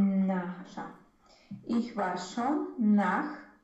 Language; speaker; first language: German; non-native, learner; Romanian